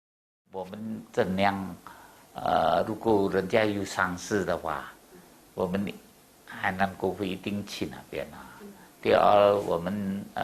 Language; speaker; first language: Chinese; early bilingual, heritage; Chinese